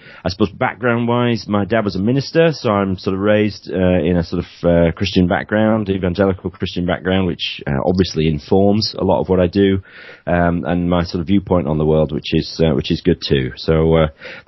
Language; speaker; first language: English; native; English